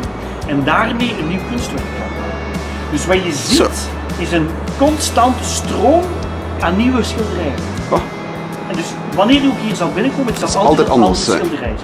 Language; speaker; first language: Dutch; native; Dutch